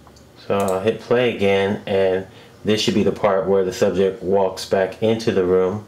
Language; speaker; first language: English; native; English